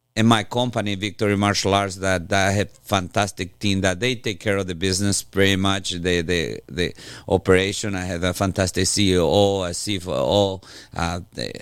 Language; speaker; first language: English; non-native, fluent; Spanish